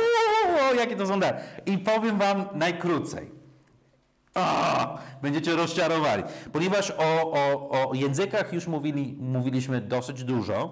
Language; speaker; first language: Polish; non-native, fluent; English